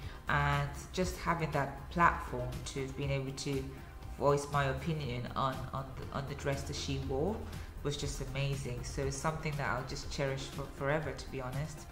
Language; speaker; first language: English; early bilingual, other home language; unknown